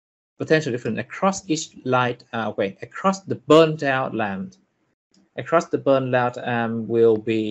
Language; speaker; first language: English; non-native, fluent; Vietnamese